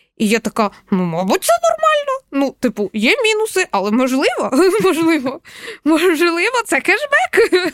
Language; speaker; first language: Ukrainian; non-native, local second language; Russian